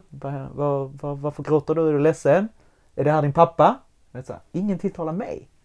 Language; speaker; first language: Swedish; early bilingual, other home language; Spanish